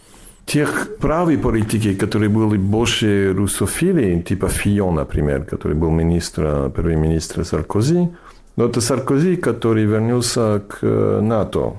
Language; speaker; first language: Russian; non-native, fluent; English